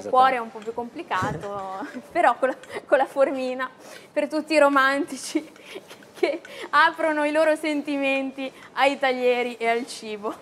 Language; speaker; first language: Italian; native; Italian